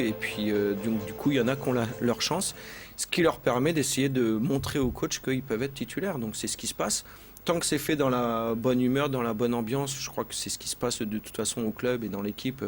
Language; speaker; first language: French; native; French